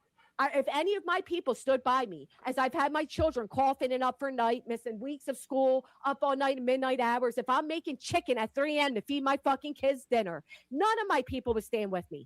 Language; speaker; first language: English; native; English